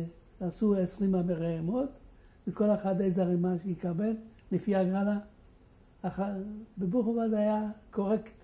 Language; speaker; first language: Hebrew; non-native, fluent; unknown